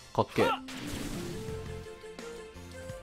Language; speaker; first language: Japanese; native; Japanese